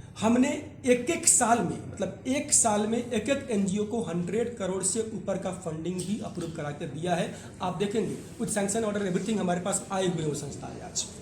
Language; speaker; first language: Hindi; native; Hindi